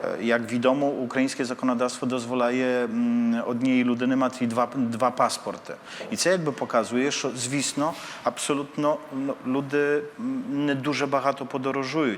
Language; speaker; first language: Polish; non-native, learner; Ukrainian